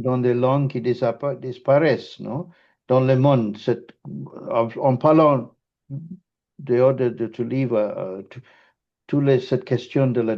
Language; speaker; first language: French; non-native, fluent; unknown